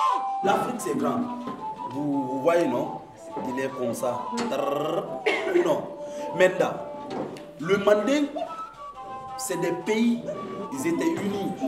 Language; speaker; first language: French; non-native, fluent; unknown